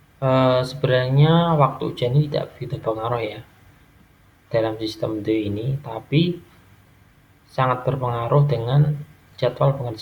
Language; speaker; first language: Indonesian; native; Indonesian